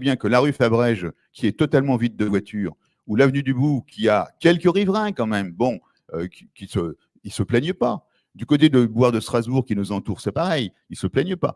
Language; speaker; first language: French; native; French